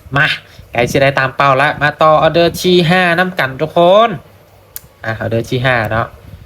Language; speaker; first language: Thai; non-native, local second language; Lao